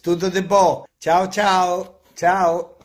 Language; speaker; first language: Portuguese; non-native, fluent; Spanish